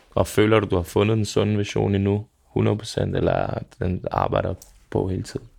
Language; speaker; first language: Danish; early bilingual, other home language; Serbian